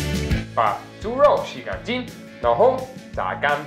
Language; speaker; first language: Chinese; non-native, fluent; German